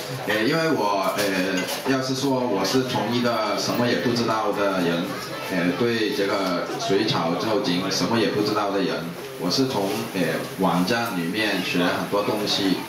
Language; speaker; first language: Chinese; non-native, local second language; Cantonese